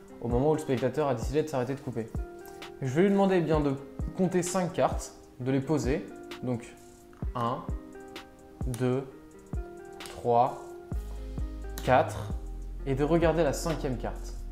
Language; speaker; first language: French; native; French